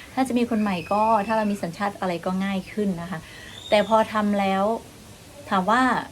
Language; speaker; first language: Thai; native; Thai